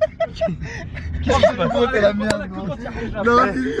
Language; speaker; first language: French; native; French